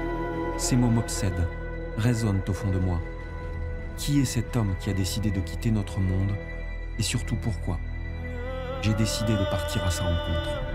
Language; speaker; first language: French; native; French